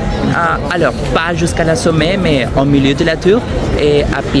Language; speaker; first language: French; non-native, fluent; Spanish